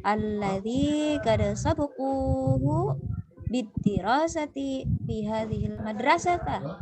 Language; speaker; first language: Arabic; non-native, learner; Indonesian